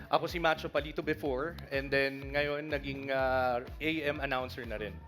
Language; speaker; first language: Filipino; native; Filipino